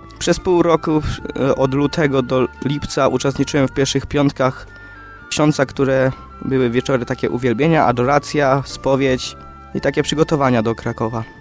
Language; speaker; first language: Polish; native; Polish